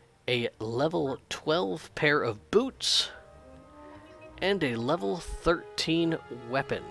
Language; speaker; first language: English; native; English